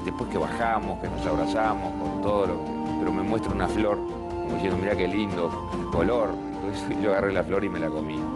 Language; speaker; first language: Spanish; native; Spanish